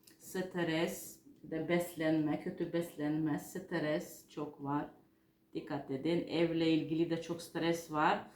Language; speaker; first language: Turkish; non-native, fluent; Georgian